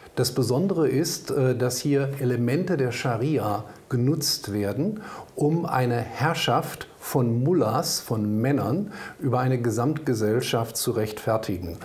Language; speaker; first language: German; native; German